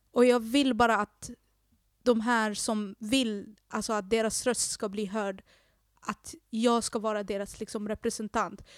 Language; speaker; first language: Swedish; native; Swedish